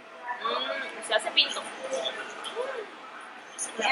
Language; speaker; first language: Spanish; native; Spanish